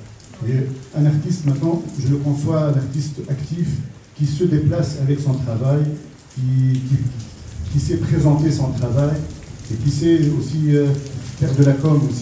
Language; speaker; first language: French; non-native, local second language; Arabic